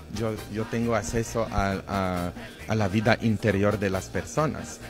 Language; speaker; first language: Spanish; non-native, fluent; Polish